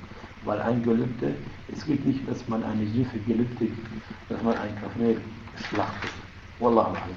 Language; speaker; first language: German; non-native, fluent; Arabic